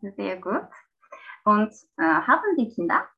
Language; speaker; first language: German; non-native, learner; Turkish